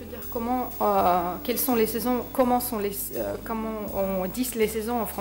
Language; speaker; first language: French; non-native, fluent; Ukrainian